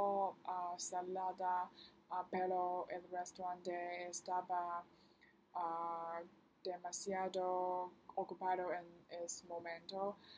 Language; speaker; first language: Spanish; non-native, learner; Chinese